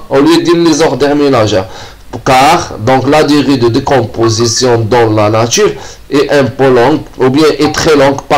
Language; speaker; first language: French; non-native, local second language; Arabic